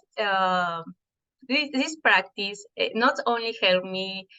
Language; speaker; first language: English; non-native, fluent; Spanish